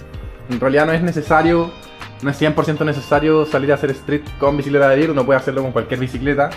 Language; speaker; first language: Spanish; native; Spanish